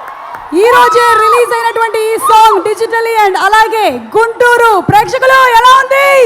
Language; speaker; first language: Telugu; native; Telugu